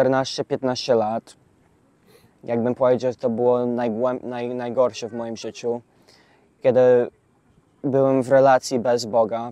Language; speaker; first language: Polish; early bilingual, heritage; English